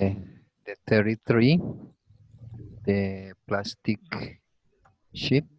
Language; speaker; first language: English; non-native, learner; Spanish